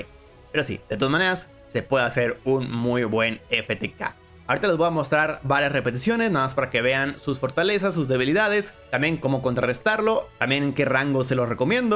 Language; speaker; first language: Spanish; native; Spanish